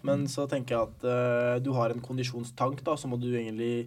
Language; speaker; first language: Norwegian; early bilingual, other home language; Arabic